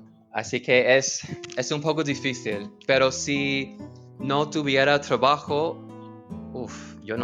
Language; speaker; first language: Spanish; non-native, learner; English